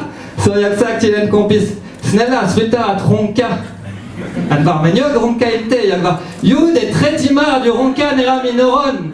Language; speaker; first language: Swedish; non-native, fluent; French